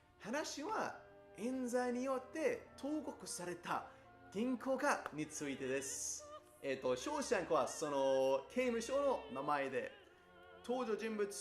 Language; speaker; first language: Japanese; non-native, fluent; English